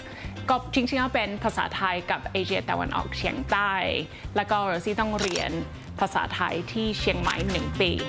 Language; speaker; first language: Thai; non-native, fluent; English